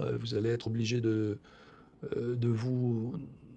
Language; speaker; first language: French; native; French